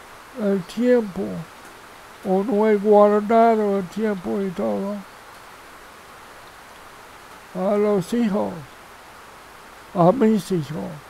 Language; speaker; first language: Spanish; non-native, fluent; English